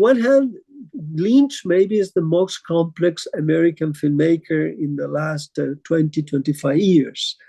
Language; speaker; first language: English; non-native, fluent; Spanish